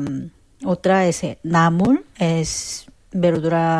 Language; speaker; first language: Spanish; non-native, learner; Korean